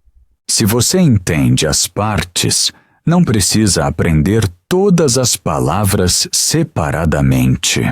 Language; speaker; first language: Portuguese; non-native, fluent; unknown